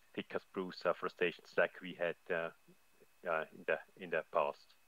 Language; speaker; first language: English; non-native, fluent; German